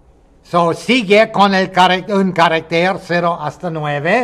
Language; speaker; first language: Spanish; non-native, fluent; English